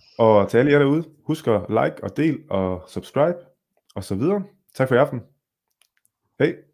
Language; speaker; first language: Danish; early bilingual, other home language; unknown